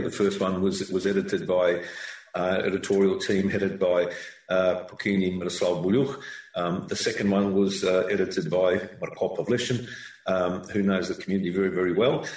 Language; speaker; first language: English; early bilingual, other home language; Ukrainian